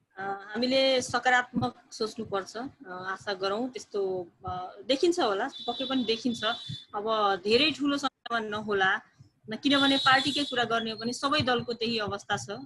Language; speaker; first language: Nepali; non-native, local second language; Bhojpuri